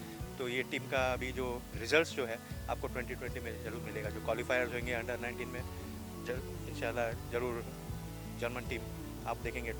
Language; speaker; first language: Hindi; native; Hindi